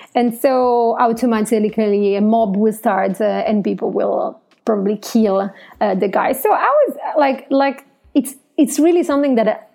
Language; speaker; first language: English; non-native, fluent; Italian